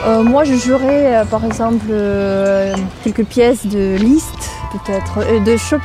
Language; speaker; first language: French; non-native, fluent; Russian